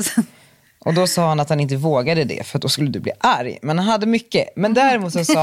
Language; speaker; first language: Swedish; native; Swedish